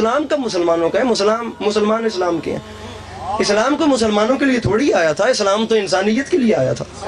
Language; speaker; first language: Urdu; native; Urdu